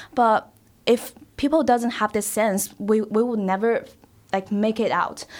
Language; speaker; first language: English; non-native, fluent; Chinese